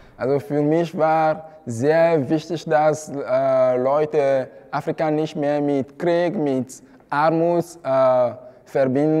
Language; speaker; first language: German; non-native, fluent; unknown